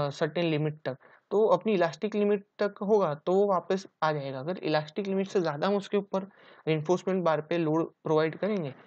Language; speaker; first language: Hindi; non-native, local second language; Gujarati